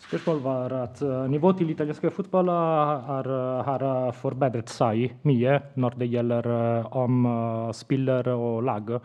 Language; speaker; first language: Norwegian; non-native, fluent; Italian